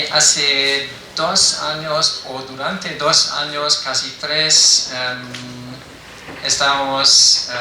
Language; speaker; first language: Spanish; non-native, fluent; German